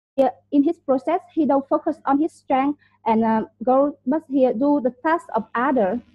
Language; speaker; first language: English; non-native, learner; Vietnamese